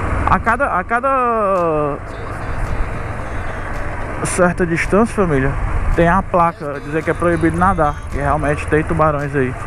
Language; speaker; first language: Portuguese; native; Portuguese